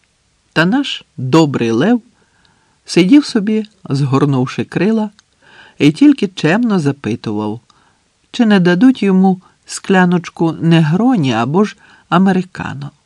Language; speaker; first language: Ukrainian; native; Ukrainian